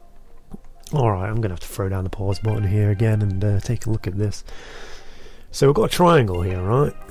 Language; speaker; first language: English; native; English